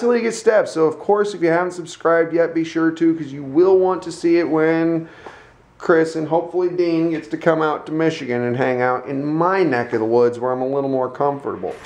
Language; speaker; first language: English; native; English